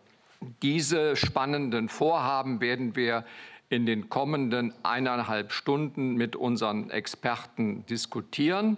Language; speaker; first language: German; native; German